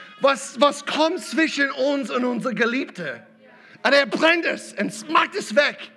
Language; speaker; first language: German; non-native, learner; English